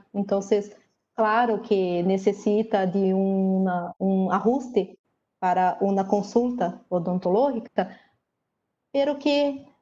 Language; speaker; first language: Spanish; non-native, learner; Portuguese